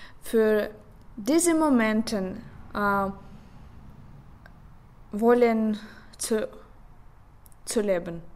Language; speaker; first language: German; non-native, learner; Russian